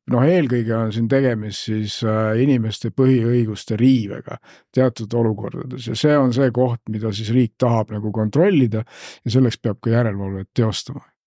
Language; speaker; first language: Estonian; native; Estonian